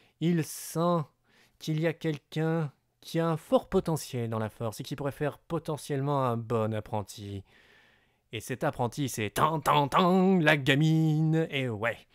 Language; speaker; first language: French; native; French